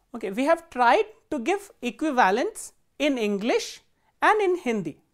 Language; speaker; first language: English; non-native, local second language; Hindi